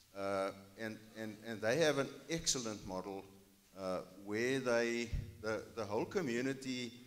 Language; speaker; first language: English; non-native, local second language; Afrikaans